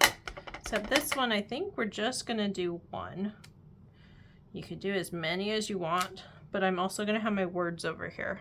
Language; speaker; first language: English; native; English